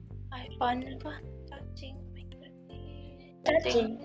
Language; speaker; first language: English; non-native, learner; Javanese